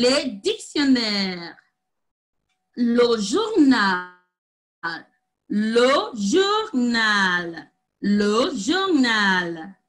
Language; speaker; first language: French; non-native, fluent; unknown